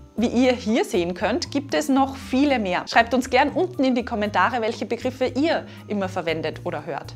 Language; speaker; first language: German; native; German